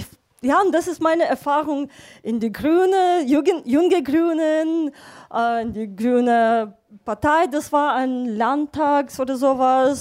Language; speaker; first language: German; non-native, fluent; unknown